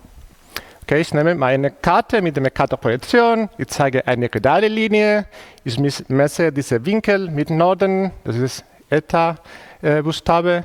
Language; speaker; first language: German; non-native, fluent; Spanish